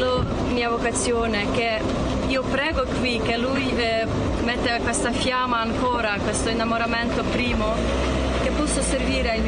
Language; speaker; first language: Italian; non-native, learner; Ukrainian